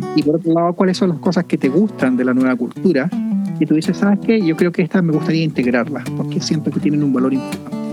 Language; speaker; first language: Spanish; native; Spanish